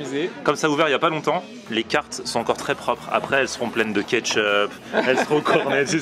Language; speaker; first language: French; native; French